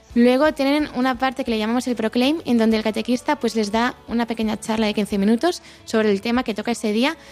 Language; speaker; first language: Spanish; native; Spanish